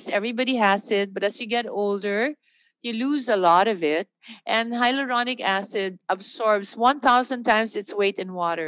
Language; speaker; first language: English; non-native, local second language; Filipino